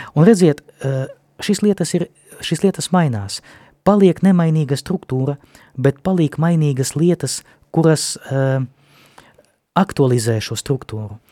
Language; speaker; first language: Latvian; non-native, local second language; Russian